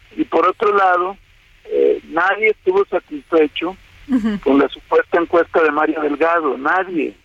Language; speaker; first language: Spanish; native; Spanish